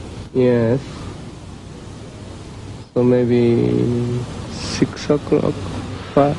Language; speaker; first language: English; non-native, learner; Japanese